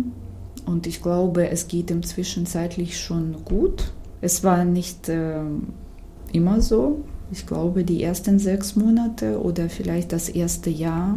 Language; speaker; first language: German; non-native, fluent; Ukrainian